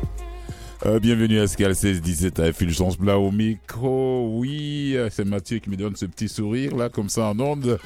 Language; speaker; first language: French; native; French